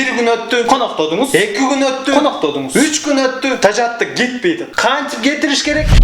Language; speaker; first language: Kyrgyz; native; Kyrgyz